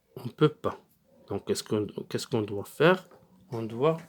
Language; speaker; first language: French; non-native, local second language; Arabic